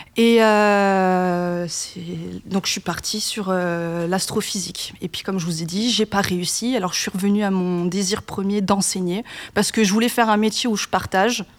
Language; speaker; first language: French; native; French